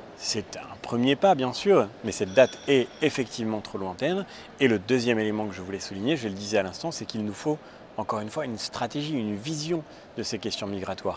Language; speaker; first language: French; native; French